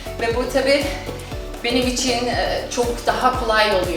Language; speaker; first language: Turkish; non-native, fluent; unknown